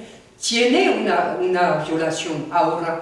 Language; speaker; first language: Spanish; non-native, fluent; French